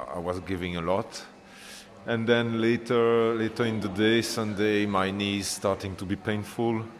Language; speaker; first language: English; non-native, fluent; French